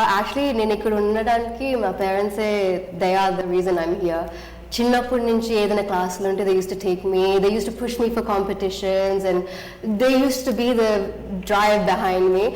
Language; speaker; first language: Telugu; early bilingual, heritage; Telugu